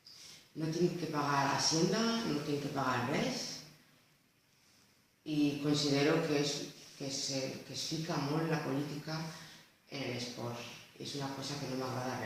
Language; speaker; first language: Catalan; non-native, local second language; Spanish